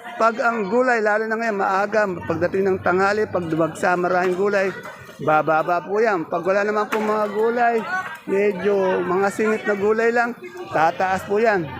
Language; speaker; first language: Filipino; native; Filipino